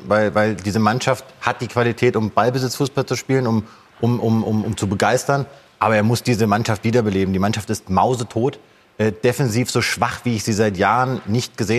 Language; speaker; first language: German; native; German